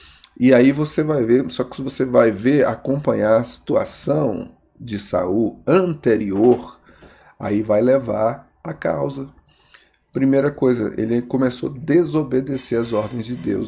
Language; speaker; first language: Portuguese; native; Portuguese